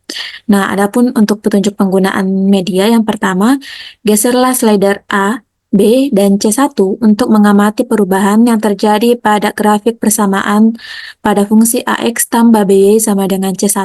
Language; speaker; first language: Indonesian; native; Indonesian